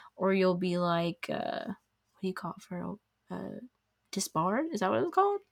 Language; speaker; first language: English; native; English